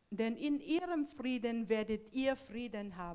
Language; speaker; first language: German; non-native, fluent; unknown